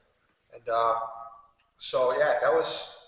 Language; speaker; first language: English; native; English